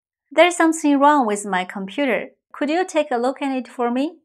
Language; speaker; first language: English; non-native, fluent; Chinese